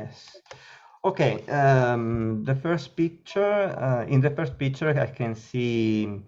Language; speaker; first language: English; non-native, learner; Italian